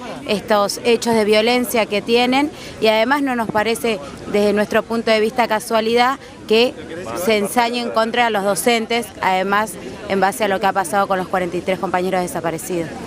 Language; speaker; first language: Spanish; native; Spanish